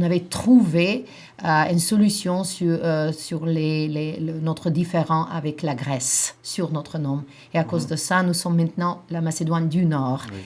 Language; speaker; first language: French; non-native, fluent; Macedonian